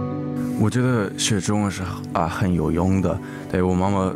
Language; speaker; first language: Chinese; early bilingual, heritage; English